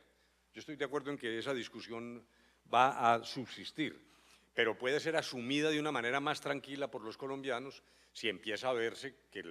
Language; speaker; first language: Spanish; native; Spanish